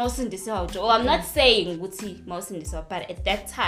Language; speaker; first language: English; non-native, local second language; Zulu